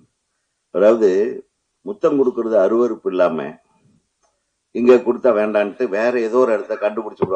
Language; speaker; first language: Tamil; native; Tamil